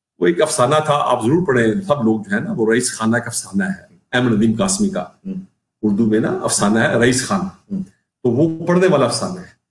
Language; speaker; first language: Urdu; non-native, local second language; Punjabi